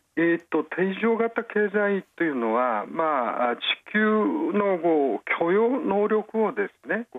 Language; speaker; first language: Japanese; non-native, fluent; Korean